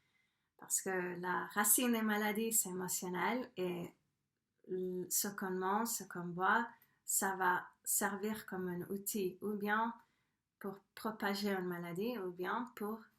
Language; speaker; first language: French; non-native, fluent; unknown